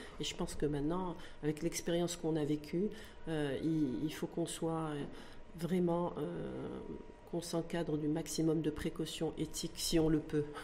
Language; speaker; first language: French; non-native, local second language; Arabic